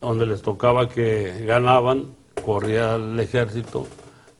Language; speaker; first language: Spanish; native; Spanish